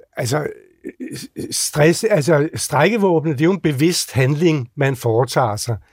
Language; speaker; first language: Danish; native; Danish